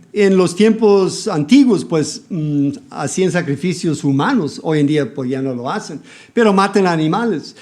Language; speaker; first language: Spanish; non-native, fluent; English